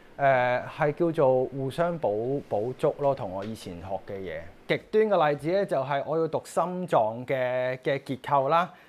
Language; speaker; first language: Cantonese; native; Cantonese